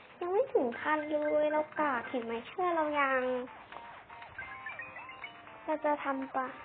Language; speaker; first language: Thai; native; Thai